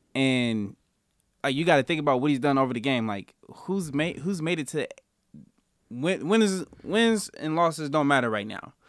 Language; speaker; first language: English; native; English